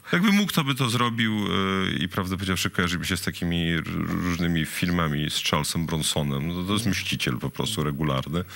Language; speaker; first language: Polish; native; Polish